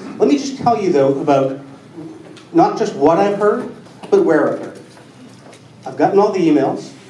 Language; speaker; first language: English; native; English